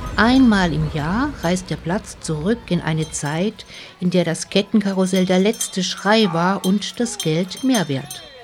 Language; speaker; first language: German; native; German